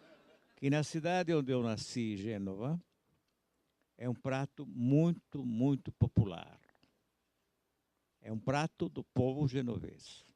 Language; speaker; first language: Portuguese; non-native, fluent; Italian